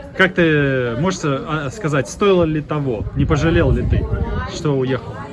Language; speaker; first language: Russian; native; Russian